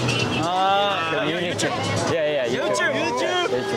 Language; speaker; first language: English; non-native, learner; Japanese